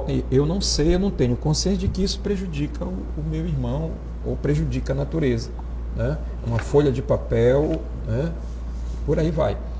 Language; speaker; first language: Portuguese; native; Portuguese